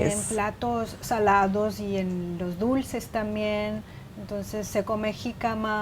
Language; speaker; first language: Spanish; non-native, fluent; Chinese